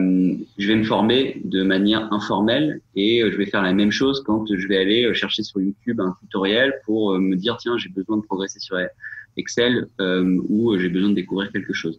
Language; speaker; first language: French; native; French